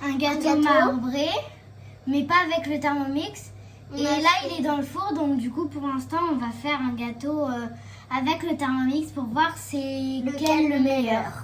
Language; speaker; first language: French; native; French